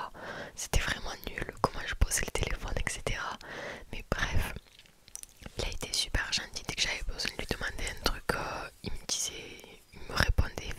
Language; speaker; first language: French; native; French